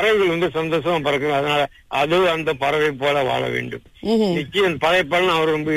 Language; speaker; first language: Tamil; early bilingual, heritage; Tamil